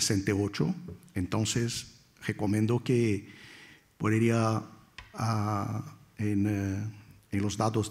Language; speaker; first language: Spanish; non-native, fluent; Portuguese